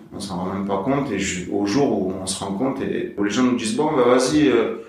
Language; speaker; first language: French; native; French